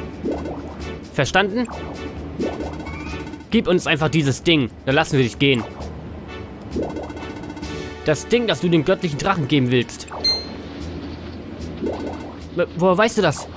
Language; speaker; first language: German; native; German